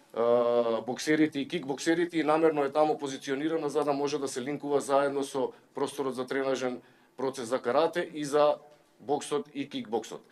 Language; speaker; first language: Macedonian; native; Macedonian